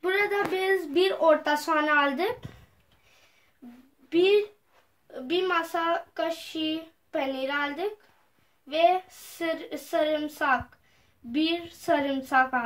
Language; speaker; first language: Turkish; non-native, learner; Urdu